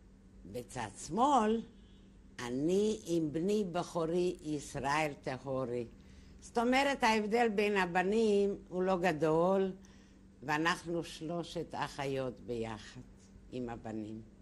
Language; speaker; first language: Hebrew; non-native, fluent; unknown